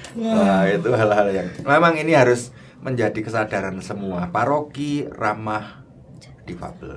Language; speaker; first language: Indonesian; native; Indonesian